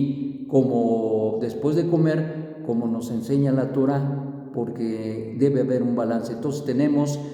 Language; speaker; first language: Spanish; native; Spanish